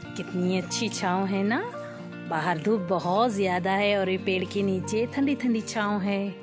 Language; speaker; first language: Hindi; native; Hindi